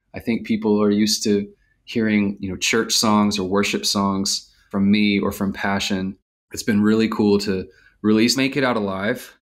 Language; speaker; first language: English; native; English